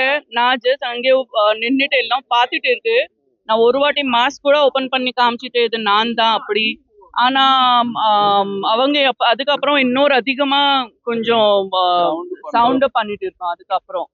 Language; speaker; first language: Tamil; non-native, local second language; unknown